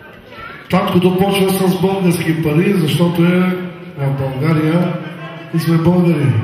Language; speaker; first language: Bulgarian; non-native, local second language; Turkish